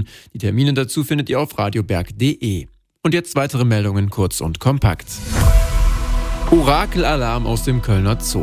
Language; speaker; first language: German; native; German